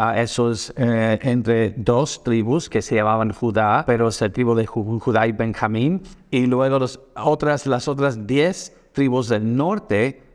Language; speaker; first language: Spanish; non-native, fluent; English